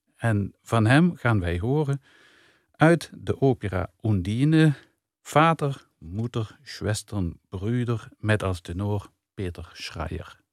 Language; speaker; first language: Dutch; native; Dutch